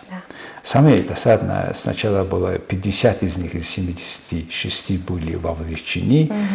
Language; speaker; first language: Russian; non-native, fluent; Mongolian